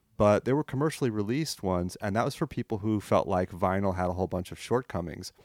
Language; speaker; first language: English; non-native, fluent; French